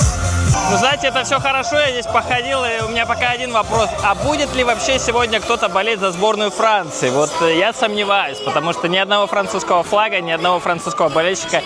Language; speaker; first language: Russian; native; Russian